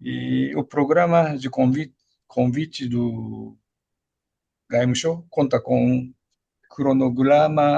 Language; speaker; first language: Portuguese; non-native, fluent; Japanese